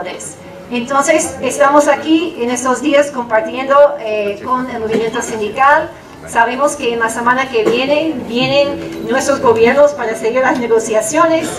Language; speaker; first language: Spanish; non-native, fluent; English